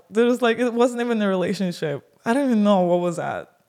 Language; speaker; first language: English; non-native, fluent; Russian